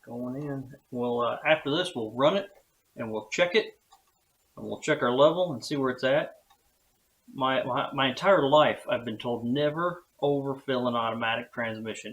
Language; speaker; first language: English; native; English